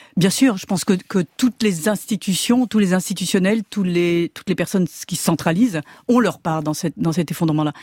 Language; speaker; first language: French; native; French